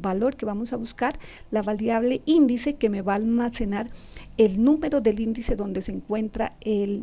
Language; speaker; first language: Spanish; native; Spanish